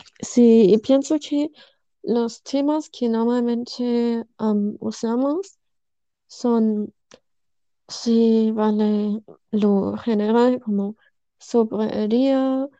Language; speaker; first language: Spanish; non-native, learner; German